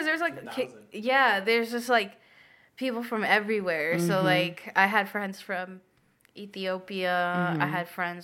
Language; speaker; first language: English; native; English